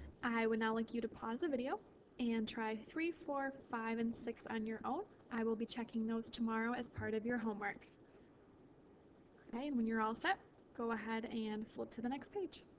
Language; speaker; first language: English; native; English